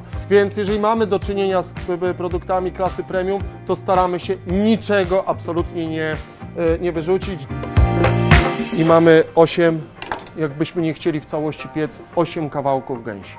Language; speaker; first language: Polish; native; Polish